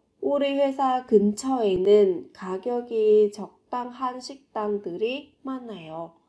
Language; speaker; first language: Korean; non-native, fluent; Vietnamese